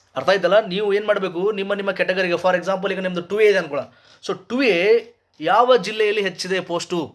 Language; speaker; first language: Kannada; native; Kannada